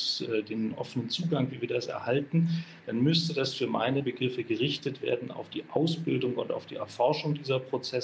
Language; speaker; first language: German; native; German